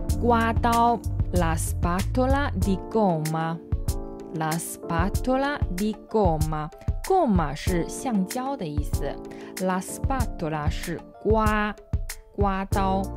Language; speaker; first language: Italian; non-native, fluent; Chinese